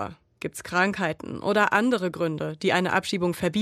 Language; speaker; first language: German; native; German